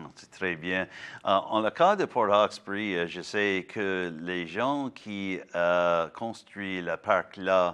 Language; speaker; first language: French; non-native, learner; English